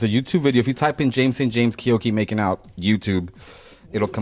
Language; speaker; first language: English; native; English